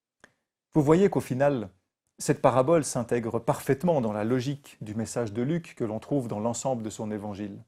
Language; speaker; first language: French; native; French